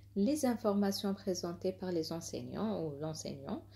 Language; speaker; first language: French; non-native, local second language; Arabic